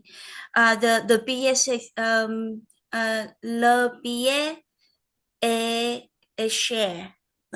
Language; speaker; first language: French; non-native, learner; Vietnamese